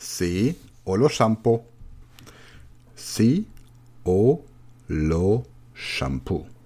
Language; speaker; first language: Italian; non-native, learner; German